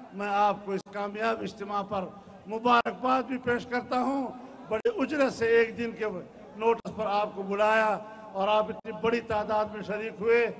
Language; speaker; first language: Urdu; non-native, local second language; Pashto